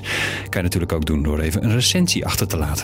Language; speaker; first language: Dutch; native; Dutch